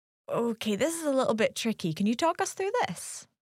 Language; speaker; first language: English; native; English